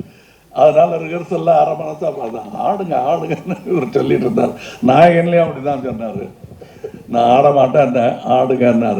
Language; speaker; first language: Tamil; native; Tamil